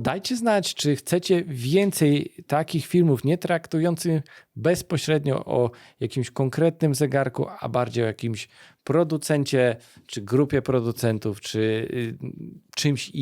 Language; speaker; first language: Polish; native; Polish